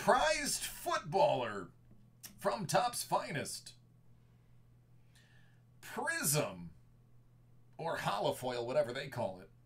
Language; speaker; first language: English; native; English